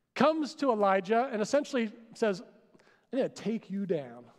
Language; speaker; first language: English; native; English